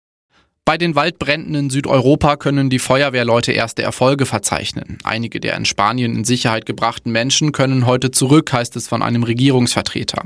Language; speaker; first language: German; native; German